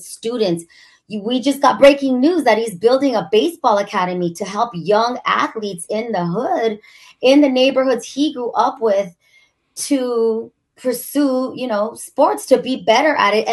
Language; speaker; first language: English; native; English